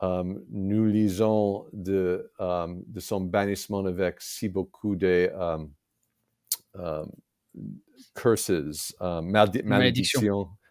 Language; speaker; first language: French; non-native, fluent; English